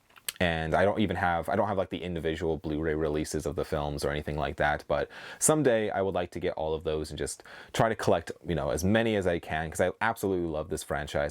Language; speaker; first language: English; native; English